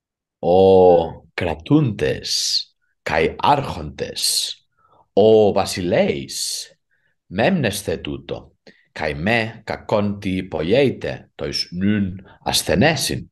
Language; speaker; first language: Greek; non-native, fluent; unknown